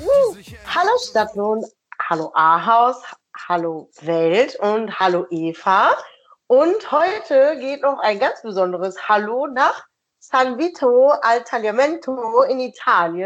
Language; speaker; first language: German; native; German